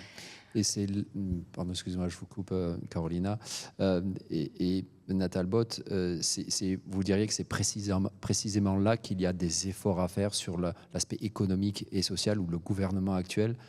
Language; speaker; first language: French; native; French